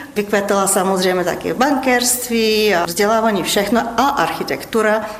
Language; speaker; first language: Czech; non-native, fluent; Bulgarian